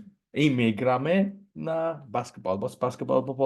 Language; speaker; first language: Polish; non-native, learner; English